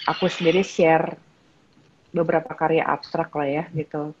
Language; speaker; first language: Indonesian; native; Indonesian